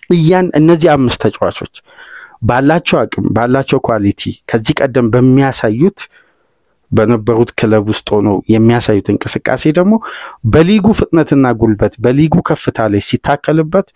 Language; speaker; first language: Amharic; native; Amharic